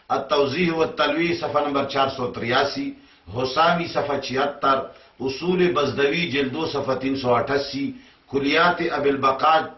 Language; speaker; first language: Urdu; non-native, local second language; Pashto